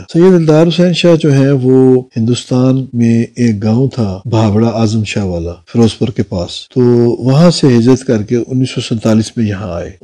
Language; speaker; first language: Urdu; native; Urdu